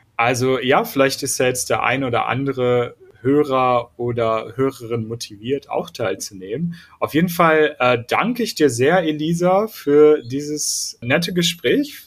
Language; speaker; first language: German; native; German